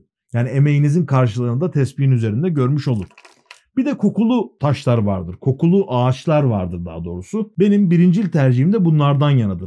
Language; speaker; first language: Turkish; native; Turkish